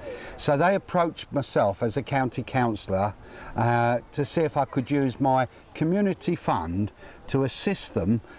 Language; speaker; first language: English; native; English